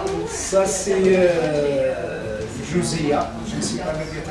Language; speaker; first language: French; non-native, local second language; Arabic